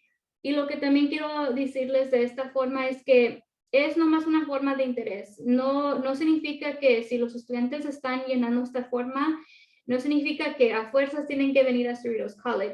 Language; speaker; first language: Spanish; early bilingual, other home language; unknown